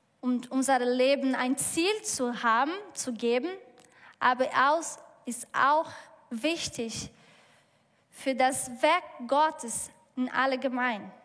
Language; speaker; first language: German; non-native, learner; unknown